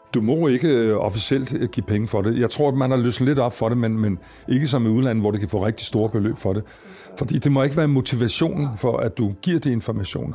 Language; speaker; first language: Danish; native; Danish